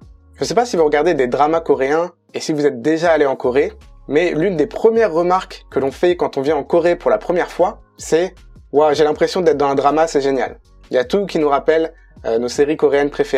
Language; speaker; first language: French; native; French